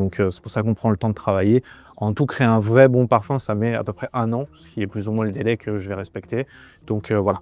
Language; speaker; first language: French; native; French